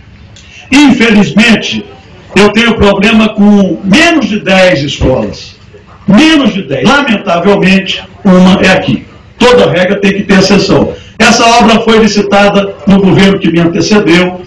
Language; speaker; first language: Portuguese; native; Portuguese